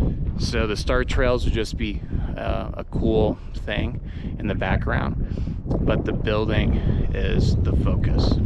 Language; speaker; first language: English; native; English